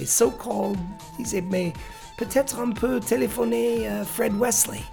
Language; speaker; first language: French; non-native, fluent; English